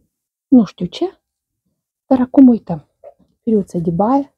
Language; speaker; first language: Romanian; non-native, learner; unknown